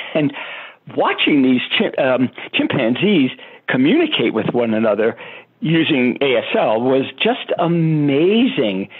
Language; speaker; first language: English; native; English